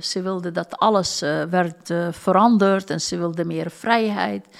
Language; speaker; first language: Dutch; non-native, fluent; Turkish